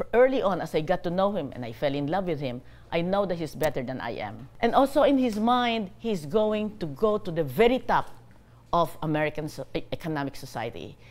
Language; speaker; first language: English; non-native, local second language; Bikol